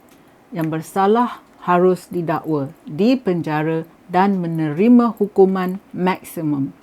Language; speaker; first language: Malay; native; Malay